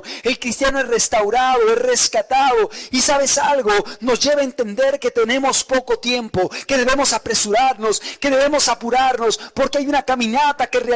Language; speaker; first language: Spanish; native; Spanish